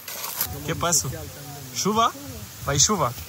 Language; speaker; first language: Portuguese; non-native, learner; French